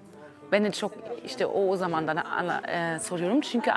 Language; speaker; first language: Turkish; early bilingual, heritage; German